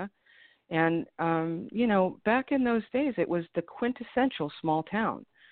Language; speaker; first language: English; native; English